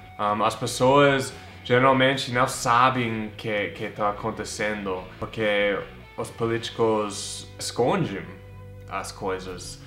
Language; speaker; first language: Portuguese; non-native, fluent; English